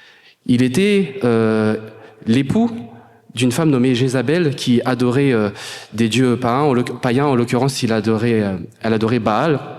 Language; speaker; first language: French; native; French